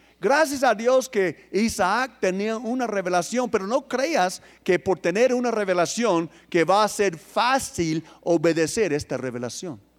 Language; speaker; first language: Spanish; non-native, fluent; English